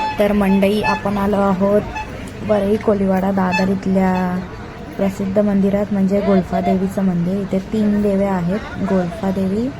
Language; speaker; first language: Marathi; native; Marathi